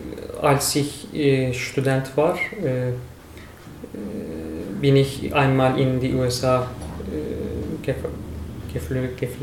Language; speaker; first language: German; non-native, learner; Turkish